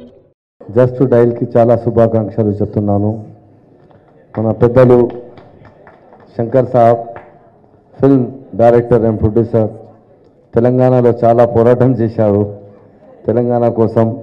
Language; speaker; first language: Telugu; non-native, local second language; Urdu